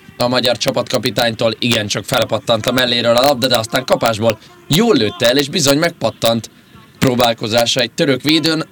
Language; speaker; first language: Hungarian; native; Hungarian